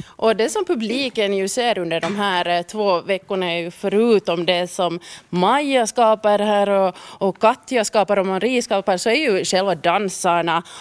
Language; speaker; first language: Swedish; native; Swedish